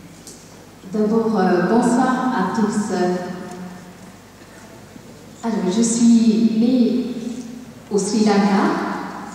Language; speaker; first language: French; non-native, learner; Tamil